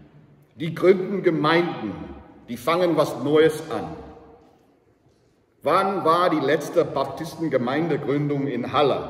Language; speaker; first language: German; non-native, learner; English